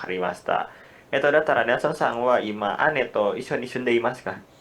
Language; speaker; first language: Japanese; non-native, learner; Indonesian